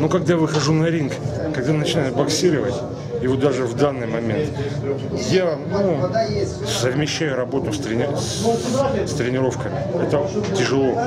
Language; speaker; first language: Russian; native; Russian